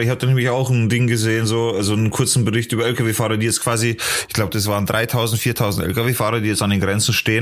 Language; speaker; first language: German; native; German